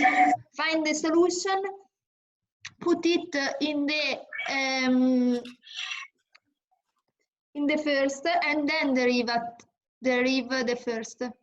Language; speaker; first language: English; non-native, learner; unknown